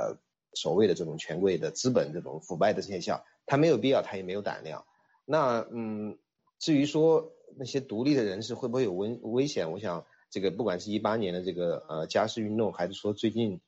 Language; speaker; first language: Chinese; native; Chinese